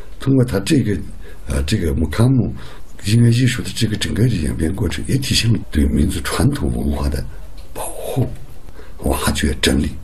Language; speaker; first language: Chinese; non-native, local second language; Uyghur